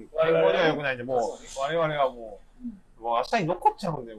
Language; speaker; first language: Japanese; native; Japanese